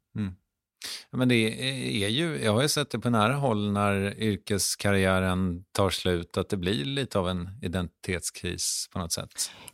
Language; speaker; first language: Swedish; native; Swedish